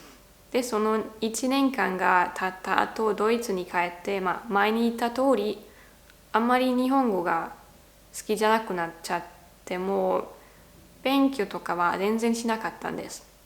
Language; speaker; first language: Japanese; non-native, learner; German